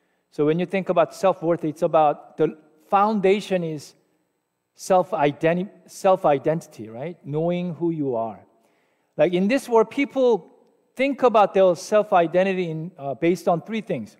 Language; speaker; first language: English; non-native, fluent; Korean